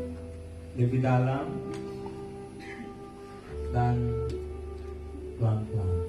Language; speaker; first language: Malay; non-native, fluent; Bangla